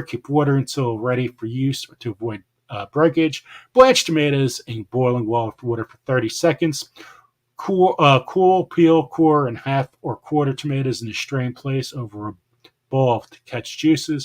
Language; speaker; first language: English; native; English